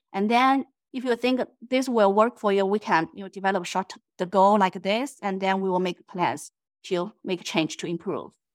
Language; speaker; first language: English; non-native, fluent; Chinese